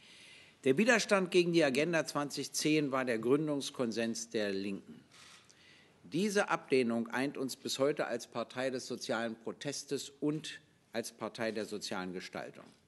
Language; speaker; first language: German; native; German